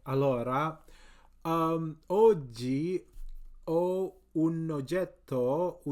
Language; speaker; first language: Italian; non-native, learner; English